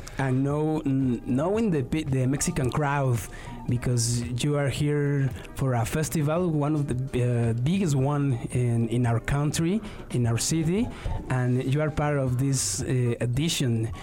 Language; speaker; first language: English; non-native, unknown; Spanish